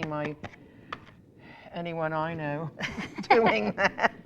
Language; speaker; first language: English; native; English